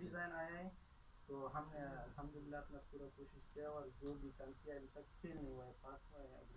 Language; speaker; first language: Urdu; non-native, local second language; Pashto